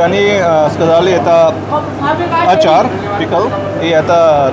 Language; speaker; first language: Russian; non-native, learner; Hindi